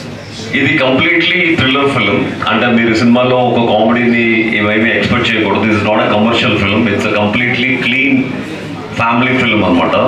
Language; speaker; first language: Telugu; native; Telugu